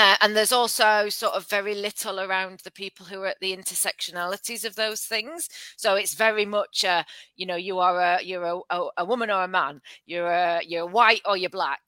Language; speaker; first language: English; native; English